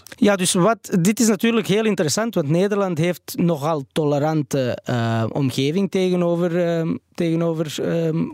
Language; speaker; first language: Dutch; early bilingual, other home language; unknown